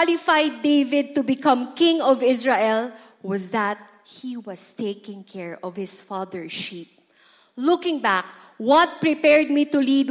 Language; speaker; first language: English; non-native, local second language; Bikol